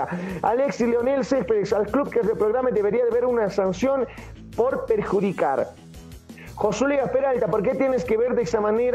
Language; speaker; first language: Spanish; native; Spanish